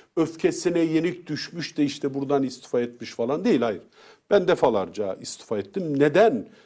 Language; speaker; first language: Turkish; native; Turkish